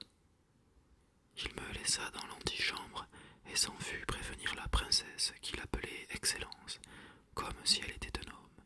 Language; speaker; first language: French; native; French